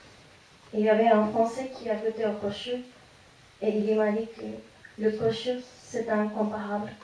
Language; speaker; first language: French; non-native, fluent; Japanese